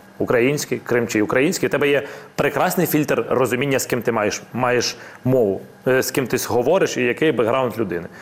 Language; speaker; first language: Ukrainian; non-native, local second language; Russian